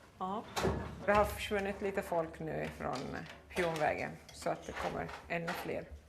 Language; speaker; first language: Swedish; non-native, fluent; Arabic